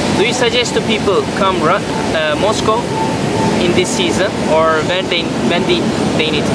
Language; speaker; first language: English; non-native, learner; Turkish